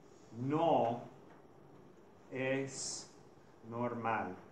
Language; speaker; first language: Spanish; non-native, fluent; English